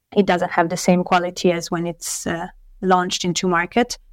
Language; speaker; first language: English; non-native, fluent; Italian